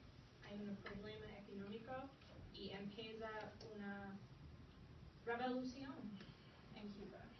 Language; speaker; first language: Spanish; non-native, fluent; English